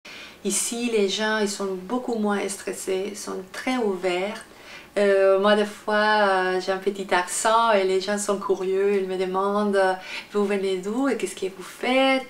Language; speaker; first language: French; non-native, fluent; Spanish